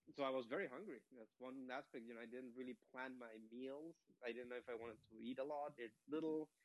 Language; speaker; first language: English; non-native, fluent; Spanish